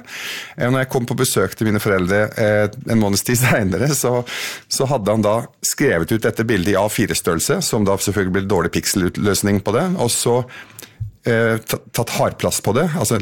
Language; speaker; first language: Norwegian; early bilingual, other home language; Arabic